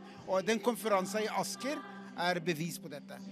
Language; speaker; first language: Swedish; non-native, fluent; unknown